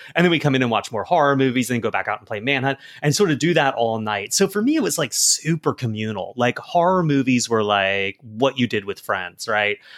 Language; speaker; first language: English; native; English